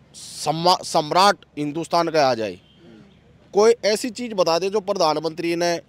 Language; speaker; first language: Hindi; native; Hindi